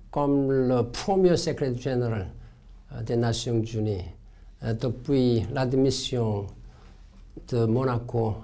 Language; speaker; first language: French; non-native, learner; Korean